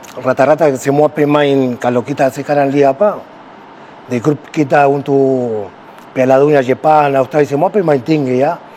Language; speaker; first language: Indonesian; non-native, fluent; Spanish